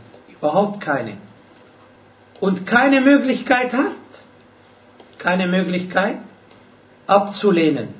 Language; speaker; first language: German; non-native, fluent; Arabic